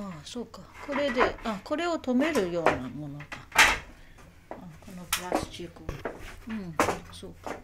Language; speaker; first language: Japanese; native; Japanese